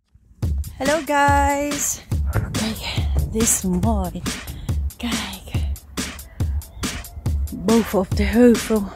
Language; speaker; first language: Dutch; non-native, learner; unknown